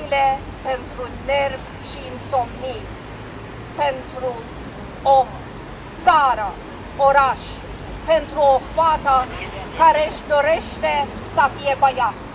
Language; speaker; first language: Romanian; non-native, fluent; Persian